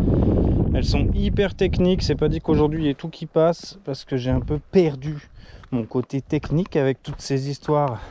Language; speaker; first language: French; native; French